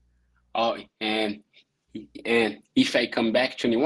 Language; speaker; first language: English; non-native, learner; Portuguese